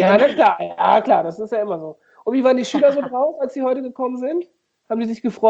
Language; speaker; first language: German; native; German